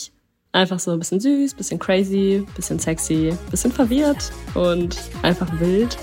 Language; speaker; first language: German; native; German